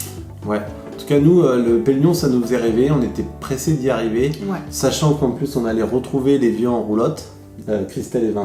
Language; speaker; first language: French; native; French